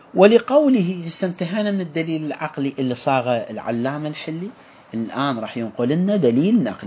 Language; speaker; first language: Arabic; native; Arabic